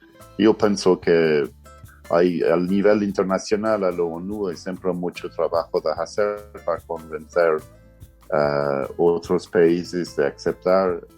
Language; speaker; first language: Spanish; non-native, fluent; English